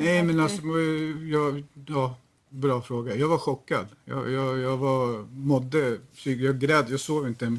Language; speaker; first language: Swedish; native; Swedish